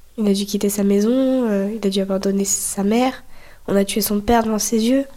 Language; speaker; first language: French; native; French